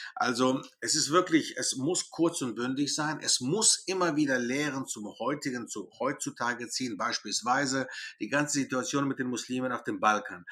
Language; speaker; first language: German; early bilingual, other home language; Greek